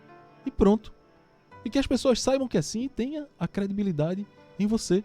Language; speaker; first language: Portuguese; native; Portuguese